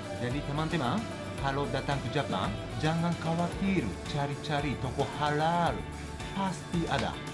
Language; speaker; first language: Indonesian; non-native, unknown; Japanese